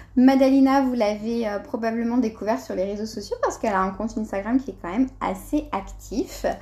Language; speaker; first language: French; native; French